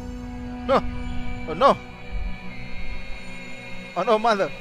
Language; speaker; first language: English; non-native, local second language; Malay